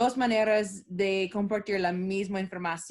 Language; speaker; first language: Spanish; non-native, learner; English